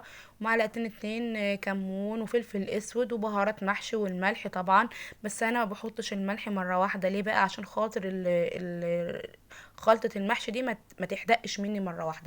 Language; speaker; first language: Arabic; native; Arabic